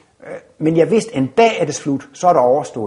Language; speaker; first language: Danish; native; Danish